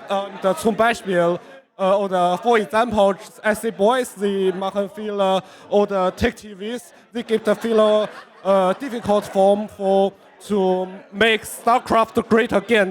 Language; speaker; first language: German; non-native, learner; Chinese